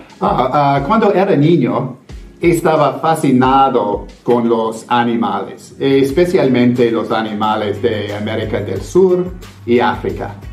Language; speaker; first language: Spanish; non-native, fluent; English